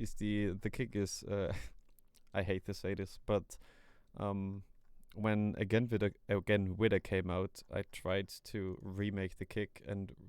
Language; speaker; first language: English; non-native, fluent; German